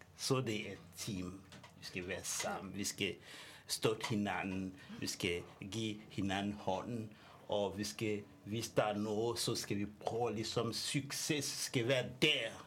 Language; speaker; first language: Danish; non-native, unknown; French